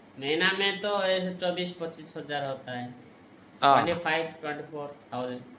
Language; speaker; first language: Hindi; non-native, local second language; Odia